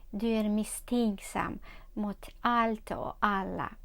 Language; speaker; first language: Swedish; non-native, learner; Ukrainian